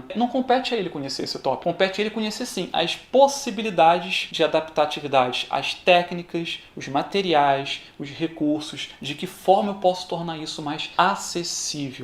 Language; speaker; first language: Portuguese; native; Portuguese